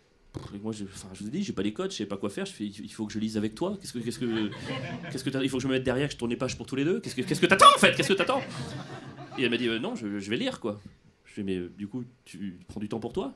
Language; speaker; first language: French; native; French